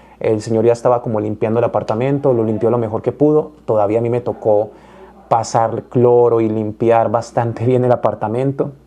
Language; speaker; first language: Spanish; native; Spanish